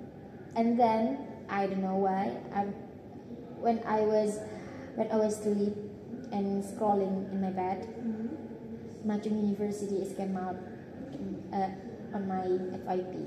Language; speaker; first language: English; non-native, learner; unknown